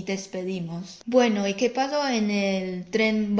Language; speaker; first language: Spanish; non-native, fluent; Chinese